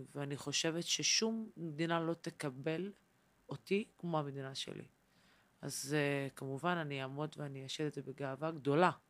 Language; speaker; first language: Hebrew; non-native, local second language; Arabic